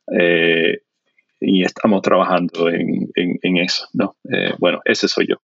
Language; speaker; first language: Spanish; non-native, fluent; English